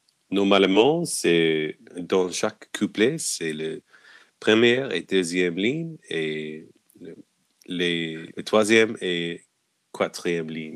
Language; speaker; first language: French; non-native, learner; English